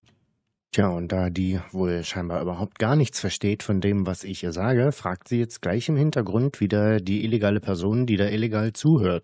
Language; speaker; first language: German; native; German